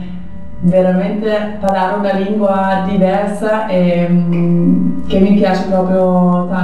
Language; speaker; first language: Italian; non-native, fluent; German